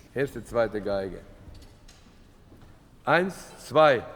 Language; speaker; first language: German; non-native, fluent; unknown